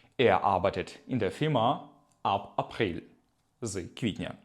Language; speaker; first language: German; non-native, fluent; Ukrainian